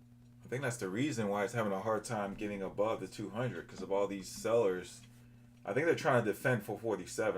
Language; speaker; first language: English; native; English